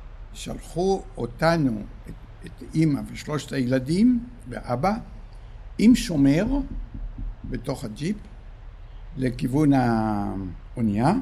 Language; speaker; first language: Hebrew; early bilingual, other home language; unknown